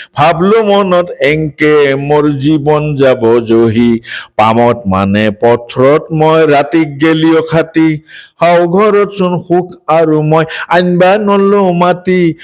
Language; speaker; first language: Assamese; native; Assamese